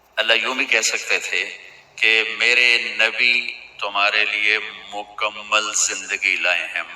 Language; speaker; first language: Urdu; non-native, local second language; Punjabi